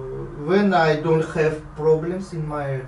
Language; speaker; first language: English; non-native, learner; Russian